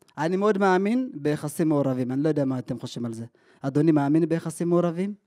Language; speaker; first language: Hebrew; early bilingual, other home language; Amharic